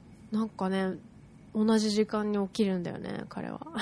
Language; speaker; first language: Japanese; early bilingual, heritage; Japanese